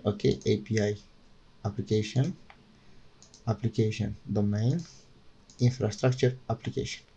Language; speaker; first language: English; non-native, fluent; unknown